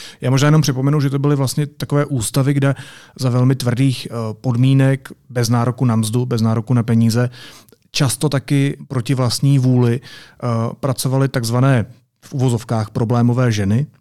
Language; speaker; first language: Czech; native; Czech